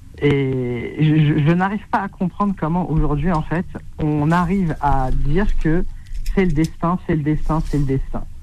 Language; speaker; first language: French; native; French